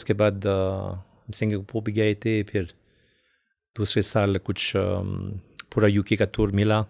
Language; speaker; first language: Hindi; non-native, fluent; French